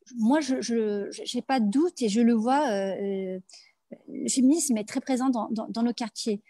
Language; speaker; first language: French; native; French